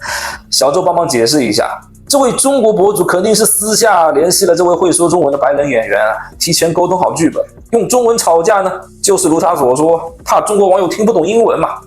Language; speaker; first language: Chinese; native; Chinese